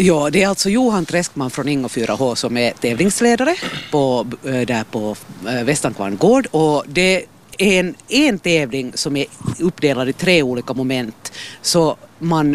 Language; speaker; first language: Swedish; native; Swedish